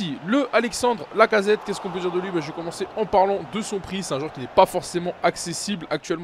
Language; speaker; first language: French; native; French